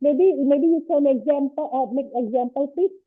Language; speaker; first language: English; non-native, learner; Indonesian